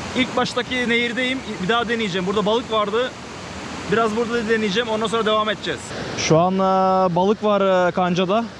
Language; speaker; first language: Turkish; early bilingual, heritage; Norwegian